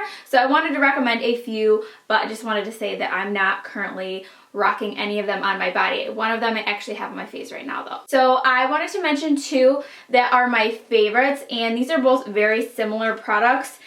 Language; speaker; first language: English; native; English